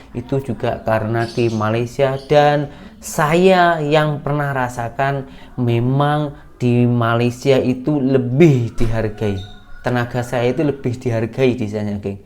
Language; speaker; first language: Indonesian; native; Indonesian